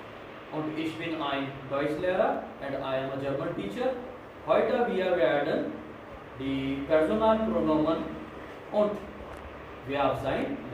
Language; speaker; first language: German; non-native, fluent; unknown